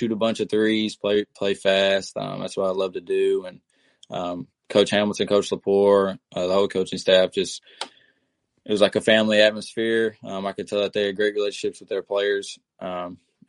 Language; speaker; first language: English; native; English